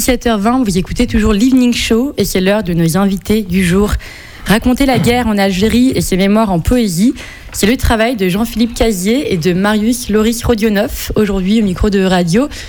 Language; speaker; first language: French; native; French